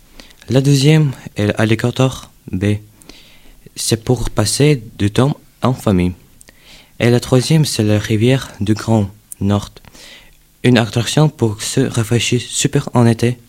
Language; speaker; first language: French; non-native, learner; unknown